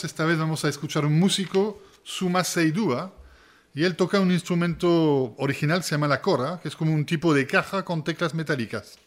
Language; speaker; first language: Spanish; native; Spanish